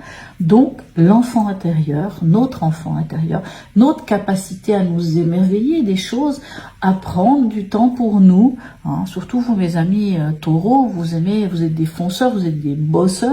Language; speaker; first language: French; native; French